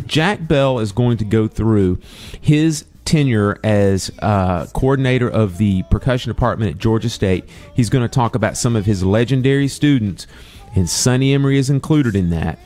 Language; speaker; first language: English; native; English